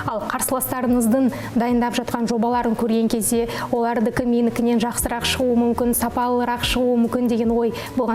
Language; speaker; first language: Kazakh; native; Kazakh